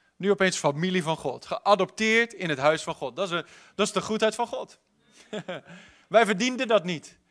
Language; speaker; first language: Dutch; native; Dutch